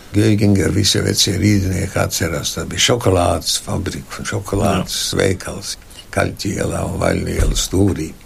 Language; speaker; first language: Latvian; non-native, local second language; German